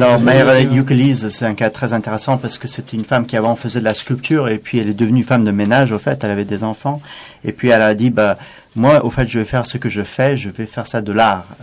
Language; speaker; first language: French; non-native, fluent; German